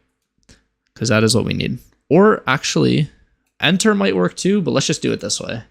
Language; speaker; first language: English; native; English